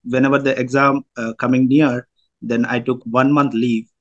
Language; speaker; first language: English; non-native, local second language; Telugu